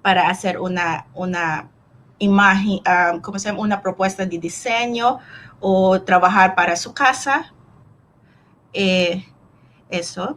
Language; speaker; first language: Spanish; non-native, fluent; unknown